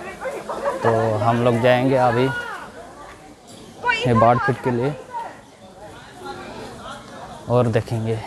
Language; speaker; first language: Hindi; non-native, local second language; Odia